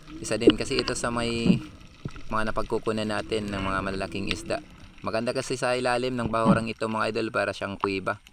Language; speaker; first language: Filipino; non-native, local second language; Waray